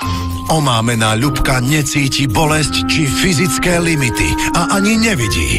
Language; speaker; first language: Slovak; native; Slovak